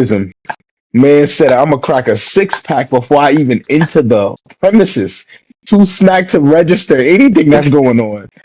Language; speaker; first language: English; native; English